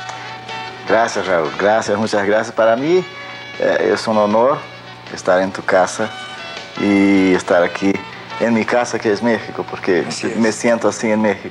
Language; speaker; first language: Spanish; non-native, fluent; Portuguese